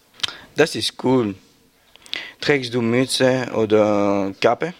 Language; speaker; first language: German; non-native, learner; French